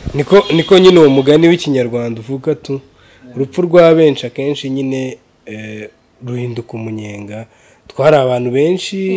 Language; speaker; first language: Kinyarwanda; native; Kinyarwanda